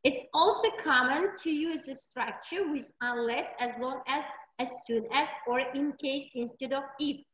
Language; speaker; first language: English; non-native, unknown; Uzbek